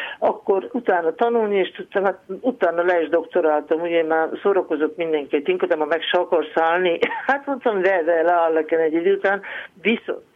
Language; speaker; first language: Hungarian; native; Hungarian